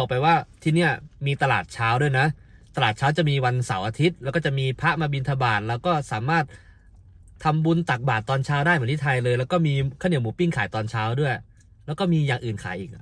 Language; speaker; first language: Thai; native; Thai